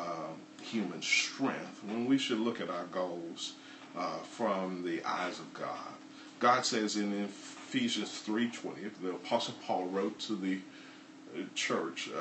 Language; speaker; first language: English; native; English